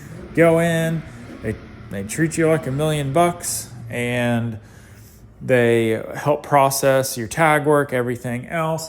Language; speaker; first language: English; native; English